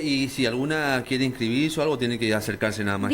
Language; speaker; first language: Spanish; native; Spanish